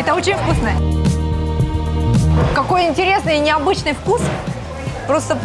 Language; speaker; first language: Russian; native; Russian